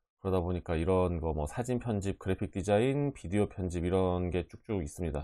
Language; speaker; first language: Korean; native; Korean